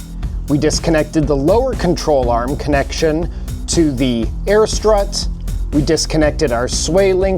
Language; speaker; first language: English; native; English